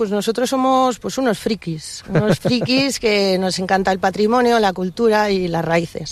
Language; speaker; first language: Spanish; native; Spanish